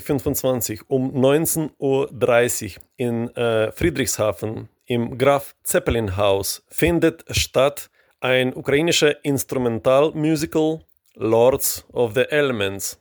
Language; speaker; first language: German; non-native, fluent; Ukrainian